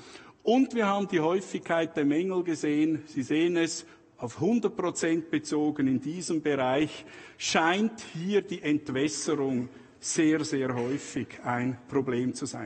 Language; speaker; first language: German; native; German